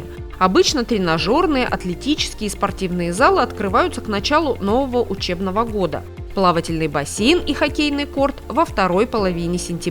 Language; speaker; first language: Russian; native; Russian